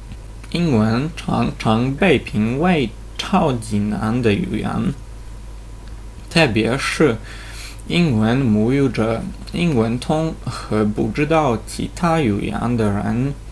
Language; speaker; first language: Chinese; non-native, fluent; Polish